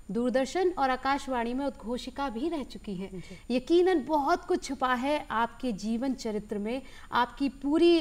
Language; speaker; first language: Hindi; native; Hindi